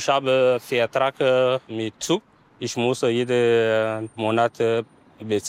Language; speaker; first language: German; non-native, learner; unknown